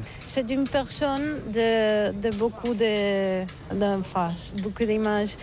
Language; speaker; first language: French; non-native, fluent; Catalan